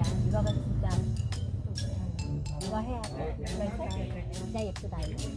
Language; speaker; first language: Korean; non-native, learner; Vietnamese